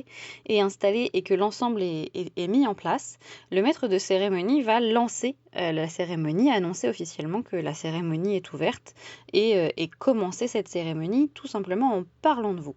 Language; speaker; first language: French; native; French